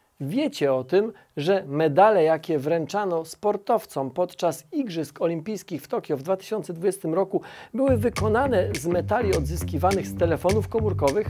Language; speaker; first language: Polish; native; Polish